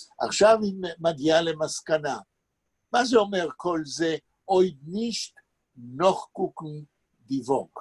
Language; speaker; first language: Hebrew; native; Hebrew